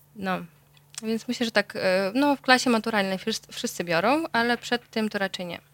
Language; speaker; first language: Polish; non-native, fluent; Russian